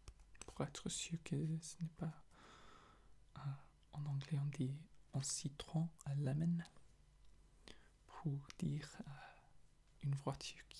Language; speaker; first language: French; non-native, fluent; English